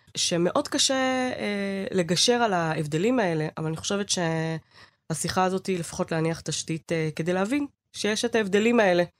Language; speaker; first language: Hebrew; early bilingual, other home language; Amharic